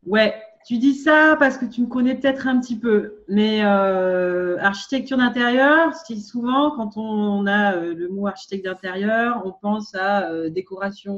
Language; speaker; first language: French; native; French